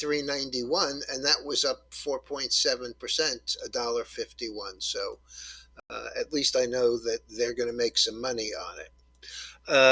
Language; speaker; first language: English; native; English